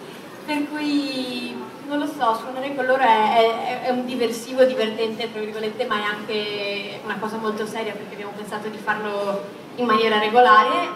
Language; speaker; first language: Italian; native; Italian